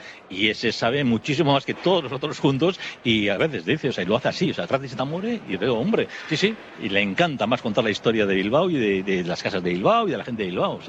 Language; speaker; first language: Spanish; native; Spanish